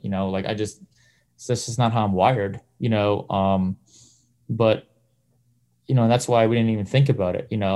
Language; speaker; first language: English; native; English